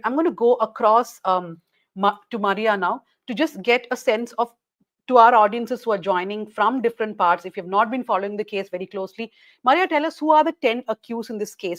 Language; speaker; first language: English; non-native, local second language; Malayalam